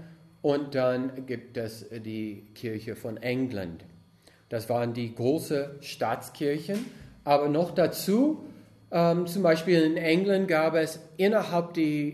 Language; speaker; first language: German; non-native, fluent; English